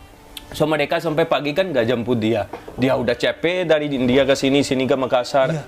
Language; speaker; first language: Indonesian; non-native, fluent; Hindi